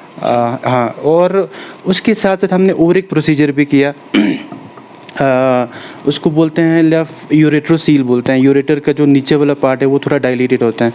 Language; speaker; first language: Hindi; non-native, local second language; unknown